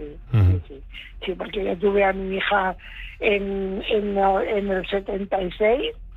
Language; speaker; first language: Spanish; native; Spanish